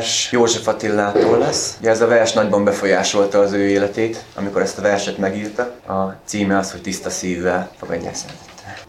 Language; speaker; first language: Hungarian; native; Hungarian